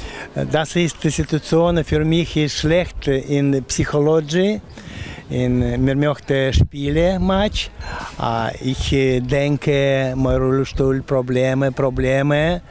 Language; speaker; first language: German; non-native, learner; Russian